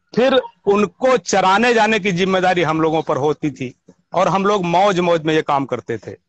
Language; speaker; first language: Hindi; native; Hindi